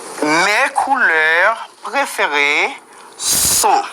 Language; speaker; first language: French; non-native, fluent; Spanish